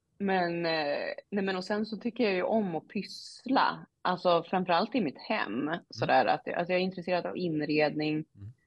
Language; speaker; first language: Swedish; native; Swedish